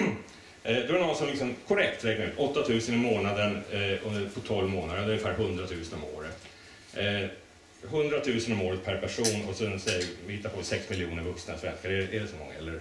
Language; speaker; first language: Swedish; native; Swedish